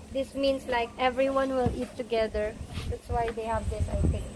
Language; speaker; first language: English; non-native, local second language; Bikol